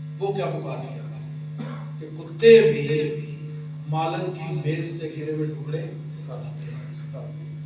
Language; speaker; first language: Urdu; non-native, local second language; Punjabi